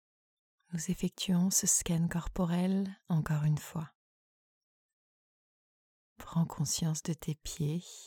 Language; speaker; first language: French; native; French